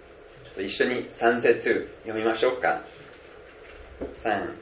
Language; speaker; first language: Japanese; non-native, fluent; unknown